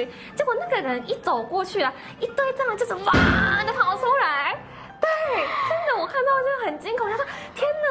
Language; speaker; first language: Chinese; non-native, fluent; Japanese